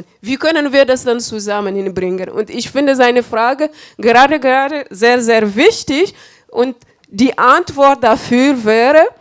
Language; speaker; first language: German; non-native, fluent; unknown